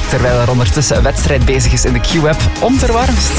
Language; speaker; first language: Dutch; native; Dutch